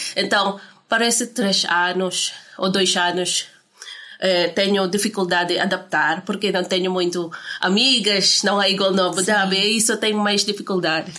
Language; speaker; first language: Portuguese; non-native, learner; Filipino